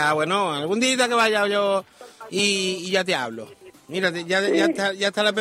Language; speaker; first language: Spanish; native; Spanish